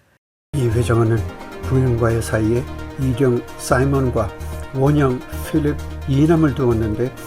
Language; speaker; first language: Korean; native; Korean